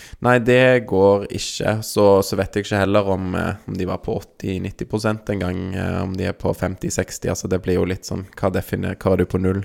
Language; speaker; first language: Norwegian; native; Norwegian